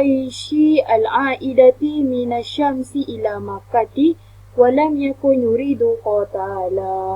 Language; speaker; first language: Arabic; non-native, learner; Malay